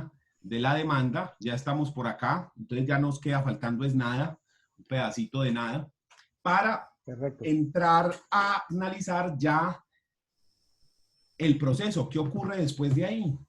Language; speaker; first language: Spanish; native; Spanish